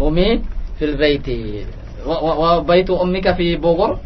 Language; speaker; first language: Arabic; non-native, fluent; Indonesian